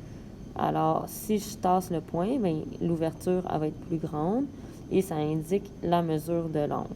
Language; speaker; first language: French; native; French